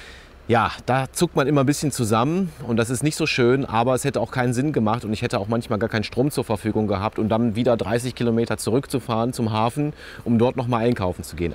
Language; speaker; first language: German; native; German